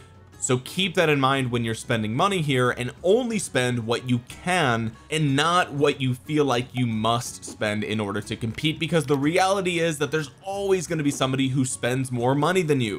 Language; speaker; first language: English; native; English